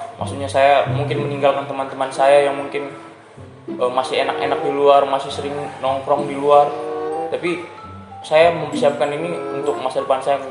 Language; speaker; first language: Indonesian; native; Indonesian